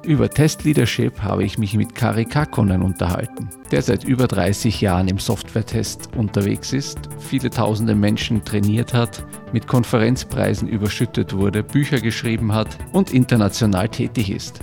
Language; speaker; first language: German; native; German